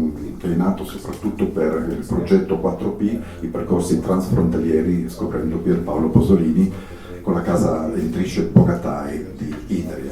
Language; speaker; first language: Italian; native; Italian